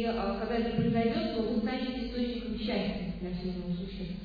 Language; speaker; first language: Russian; native; Russian